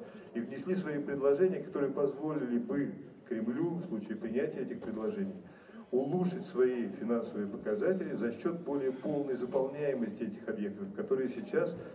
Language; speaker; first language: Russian; native; Russian